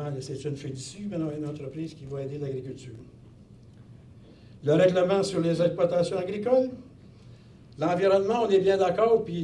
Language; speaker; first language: French; native; French